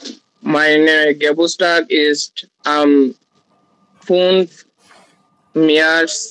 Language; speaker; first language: German; non-native, learner; Bangla